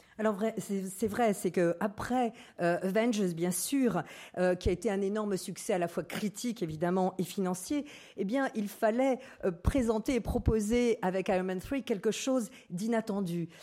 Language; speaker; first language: French; native; French